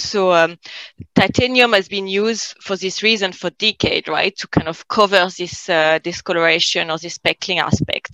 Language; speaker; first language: English; non-native, fluent; French